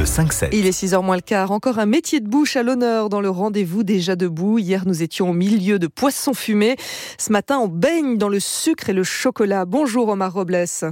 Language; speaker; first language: French; native; French